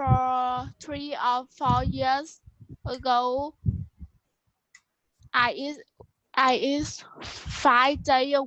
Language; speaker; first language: English; non-native, learner; Vietnamese